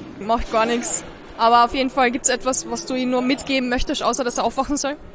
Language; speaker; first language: German; native; German